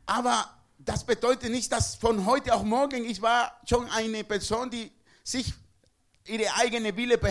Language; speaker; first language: German; non-native, learner; Spanish